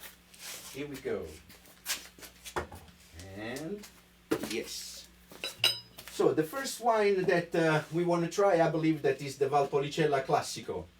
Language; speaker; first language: English; non-native, fluent; Italian